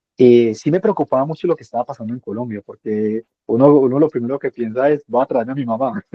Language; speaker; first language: Spanish; native; Spanish